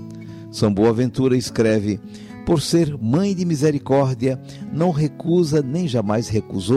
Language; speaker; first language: Portuguese; native; Portuguese